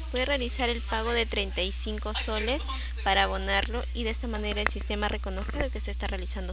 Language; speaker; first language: Spanish; native; Spanish